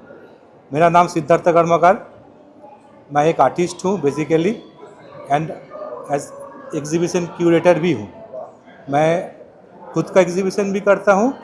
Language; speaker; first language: Hindi; native; Hindi